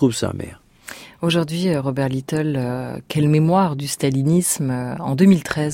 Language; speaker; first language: French; native; French